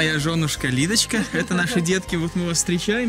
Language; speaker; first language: Russian; native; Russian